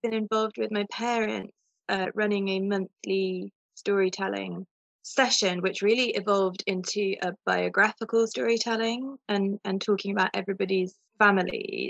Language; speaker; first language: English; native; English